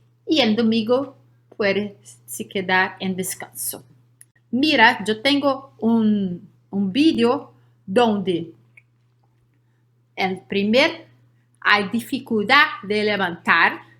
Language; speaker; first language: Spanish; non-native, learner; Portuguese